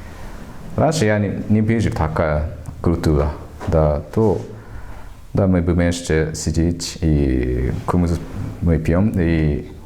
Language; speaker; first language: Russian; non-native, learner; Japanese